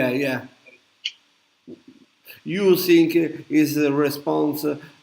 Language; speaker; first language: English; non-native, learner; Italian